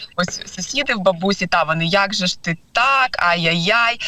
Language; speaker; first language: Ukrainian; non-native, local second language; Russian